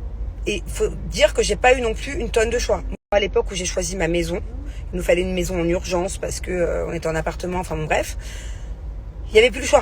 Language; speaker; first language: French; native; French